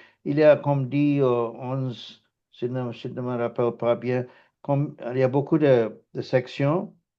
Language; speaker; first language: French; non-native, fluent; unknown